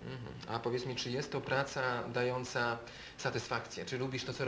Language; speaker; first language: Polish; native; Polish